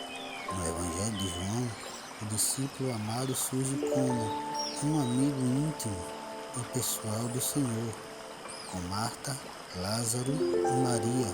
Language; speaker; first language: Portuguese; native; Portuguese